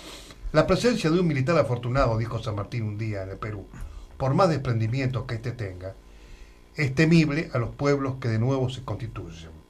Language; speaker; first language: Spanish; native; Spanish